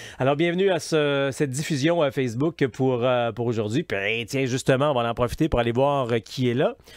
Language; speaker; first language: French; native; French